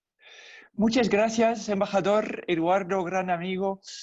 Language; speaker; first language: Spanish; non-native, fluent; Dutch